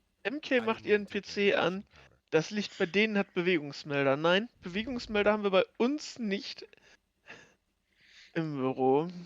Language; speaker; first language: German; native; German